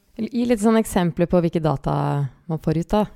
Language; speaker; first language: Norwegian; native; Norwegian